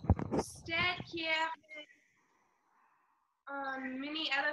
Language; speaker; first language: Spanish; non-native, learner; English